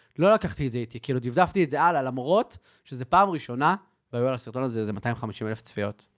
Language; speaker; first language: Hebrew; native; Hebrew